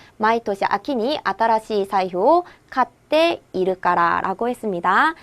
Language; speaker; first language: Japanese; non-native, fluent; Korean